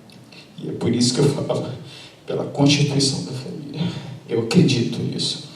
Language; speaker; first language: Portuguese; native; Portuguese